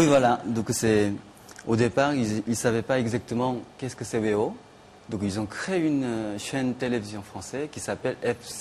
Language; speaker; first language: French; non-native, fluent; Korean